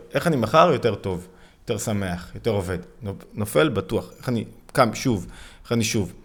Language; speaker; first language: Hebrew; native; Hebrew